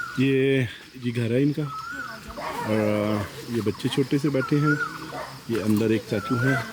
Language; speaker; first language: Urdu; non-native, local second language; Punjabi